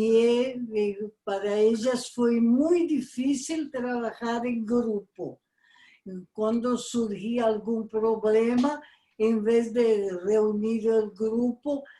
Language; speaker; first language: Spanish; non-native, fluent; Portuguese